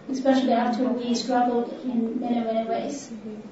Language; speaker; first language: English; non-native, fluent; Chinese